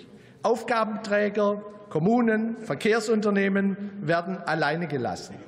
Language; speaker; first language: German; native; German